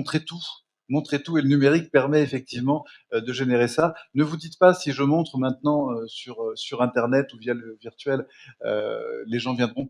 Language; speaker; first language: French; native; French